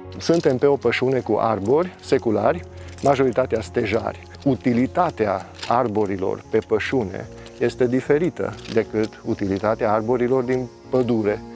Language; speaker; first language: Romanian; non-native, local second language; Hungarian